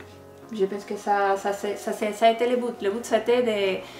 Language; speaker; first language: French; non-native, fluent; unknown